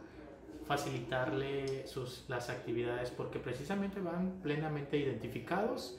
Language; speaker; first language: Spanish; native; Spanish